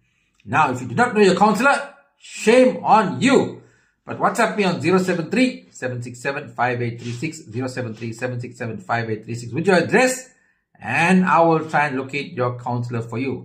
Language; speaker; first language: English; native; English